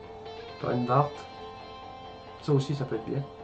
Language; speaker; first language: French; native; French